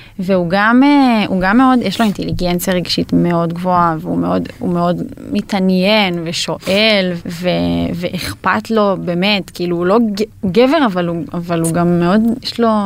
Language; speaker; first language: Hebrew; native; Hebrew